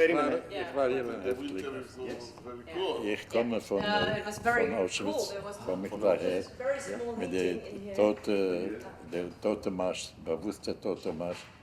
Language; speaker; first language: German; non-native, learner; Hungarian